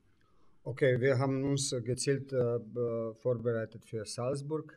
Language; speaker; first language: German; non-native, learner; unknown